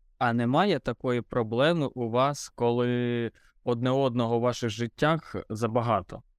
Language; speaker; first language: Ukrainian; non-native, local second language; Russian